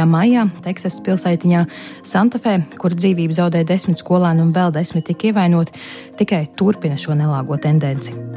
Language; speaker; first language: Latvian; native; Latvian